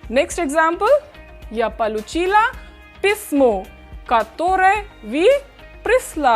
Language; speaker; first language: Russian; non-native, fluent; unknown